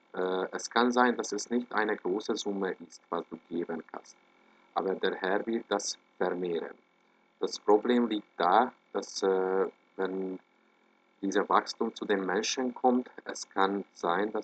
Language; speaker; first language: German; non-native, fluent; Hungarian